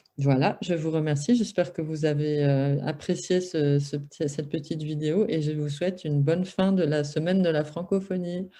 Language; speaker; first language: French; native; French